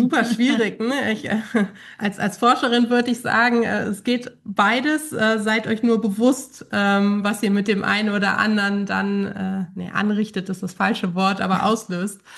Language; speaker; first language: German; native; German